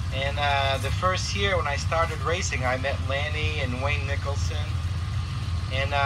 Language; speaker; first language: English; early bilingual, other home language; French